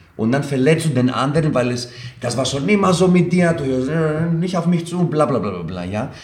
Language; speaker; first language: German; non-native, fluent; Greek